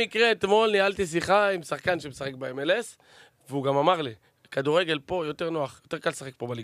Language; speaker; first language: Hebrew; native; Hebrew